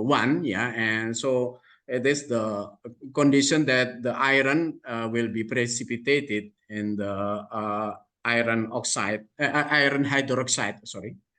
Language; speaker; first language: English; non-native, fluent; Indonesian